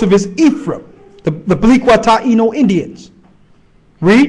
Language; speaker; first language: English; native; English